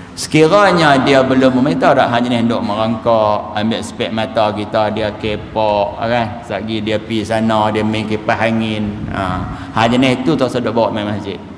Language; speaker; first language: Malay; native; Malay